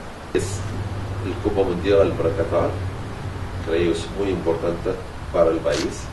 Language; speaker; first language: Spanish; non-native, learner; Arabic